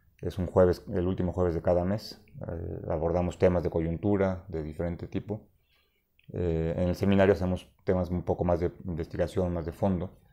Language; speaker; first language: Spanish; native; Spanish